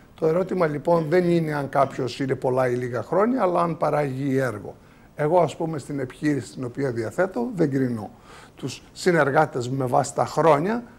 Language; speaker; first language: Greek; native; Greek